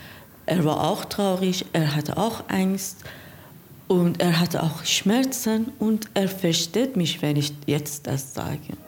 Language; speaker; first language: German; non-native, learner; Persian